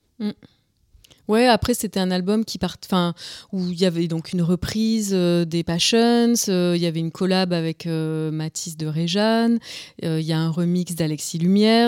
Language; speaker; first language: French; native; French